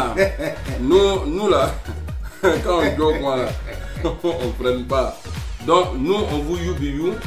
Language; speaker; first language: French; native; French